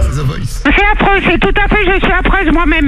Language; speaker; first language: French; native; French